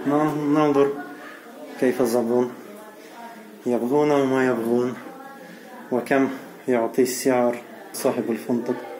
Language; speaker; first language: Arabic; non-native, learner; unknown